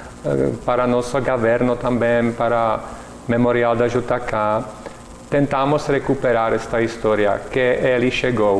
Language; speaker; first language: Portuguese; non-native, learner; Czech